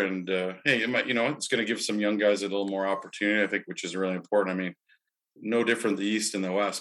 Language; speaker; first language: English; native; English